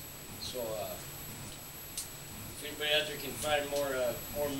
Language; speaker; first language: English; native; English